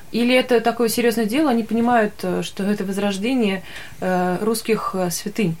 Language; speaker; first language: Russian; native; Russian